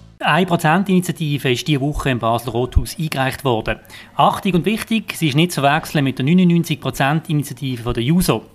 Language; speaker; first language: German; native; German